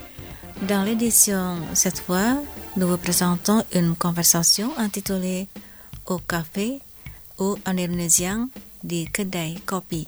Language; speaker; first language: French; non-native, fluent; Indonesian